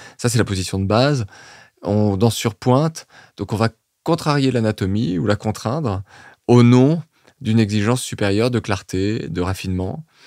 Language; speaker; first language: French; native; French